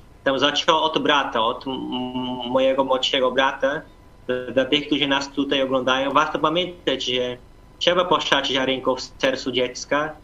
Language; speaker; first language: Polish; non-native, fluent; Portuguese